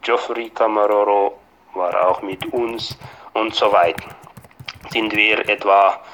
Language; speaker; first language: German; non-native, fluent; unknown